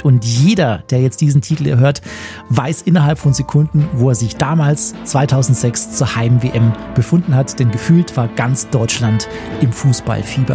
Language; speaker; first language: German; native; German